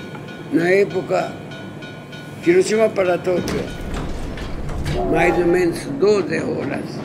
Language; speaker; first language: Portuguese; non-native, learner; Japanese